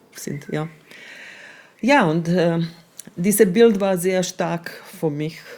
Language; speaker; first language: German; non-native, fluent; Serbian